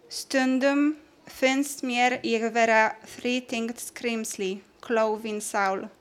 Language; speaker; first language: Icelandic; non-native, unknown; Polish